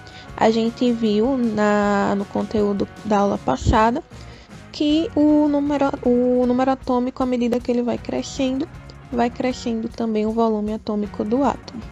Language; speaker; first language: Portuguese; native; Portuguese